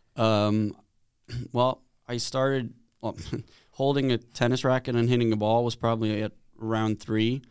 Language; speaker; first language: English; non-native, fluent; Swedish